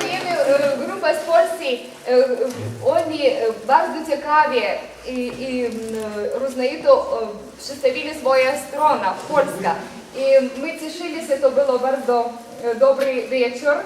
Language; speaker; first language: Polish; non-native, learner; Lithuanian